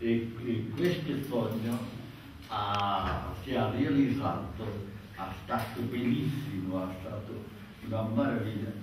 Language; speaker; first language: Italian; non-native, fluent; Portuguese